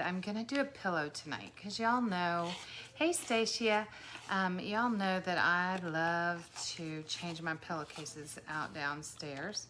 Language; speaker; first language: English; native; English